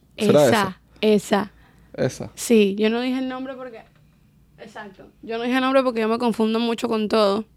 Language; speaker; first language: Spanish; native; Spanish